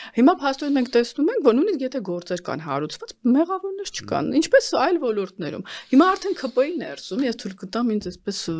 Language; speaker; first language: Armenian; native; Armenian